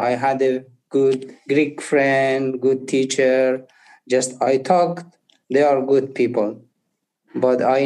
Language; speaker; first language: English; non-native, learner; Persian